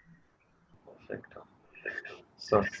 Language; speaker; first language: Spanish; non-native, learner; French